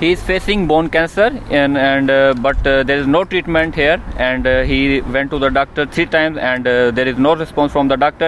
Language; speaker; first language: English; non-native, learner; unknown